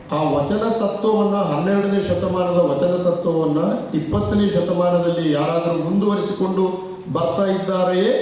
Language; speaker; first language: Kannada; non-native, local second language; Tulu